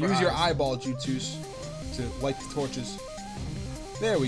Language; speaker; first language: English; native; English